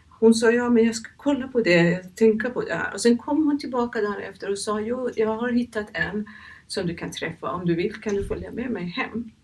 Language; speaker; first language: Swedish; non-native, fluent; Persian